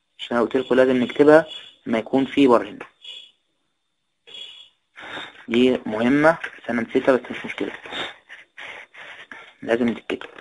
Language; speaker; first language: Arabic; native; Arabic